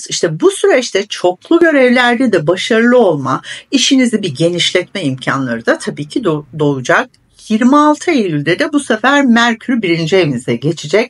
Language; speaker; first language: Turkish; native; Turkish